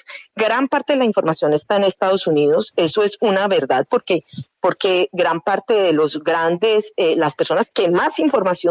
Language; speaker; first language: Spanish; native; Spanish